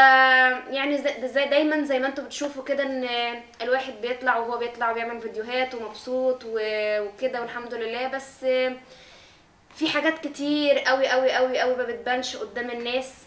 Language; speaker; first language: Arabic; native; Arabic